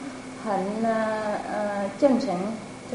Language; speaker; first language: Chinese; non-native, fluent; Vietnamese